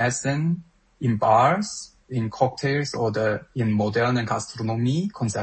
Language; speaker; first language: German; non-native, fluent; Korean